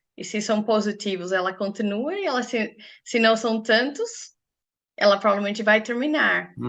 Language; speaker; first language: Portuguese; non-native, fluent; English